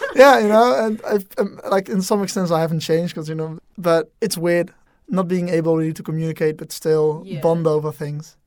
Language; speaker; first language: English; non-native, fluent; Dutch